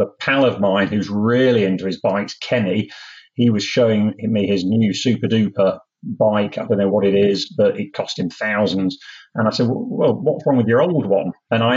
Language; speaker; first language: English; native; English